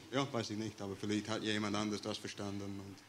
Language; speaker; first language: German; non-native, fluent; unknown